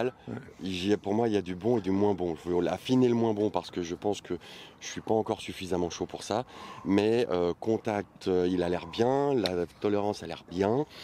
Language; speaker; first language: French; native; French